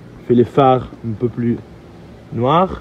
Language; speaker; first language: French; non-native, learner; Italian